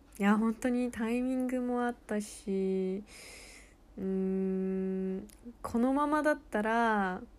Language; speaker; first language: Japanese; early bilingual, heritage; Japanese